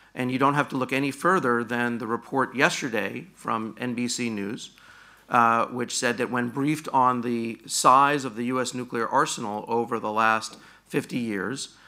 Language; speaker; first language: English; native; English